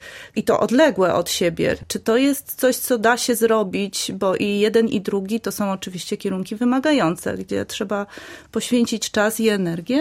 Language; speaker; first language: Polish; native; Polish